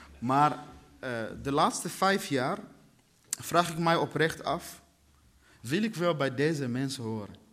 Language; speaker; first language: Dutch; early bilingual, other home language; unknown